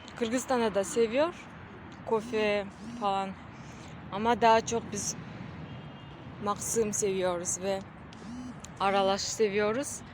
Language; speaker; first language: Turkish; non-native, learner; Kyrgyz